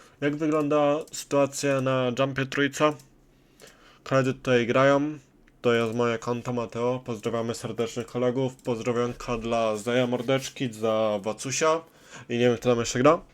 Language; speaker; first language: Polish; native; Polish